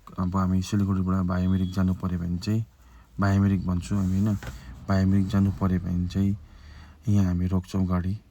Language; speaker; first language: Nepali; native; Nepali